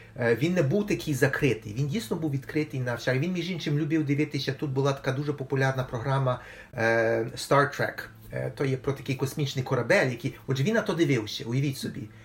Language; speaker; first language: Ukrainian; early bilingual, heritage; Ukrainian